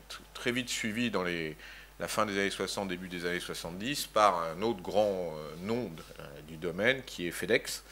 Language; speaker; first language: French; native; French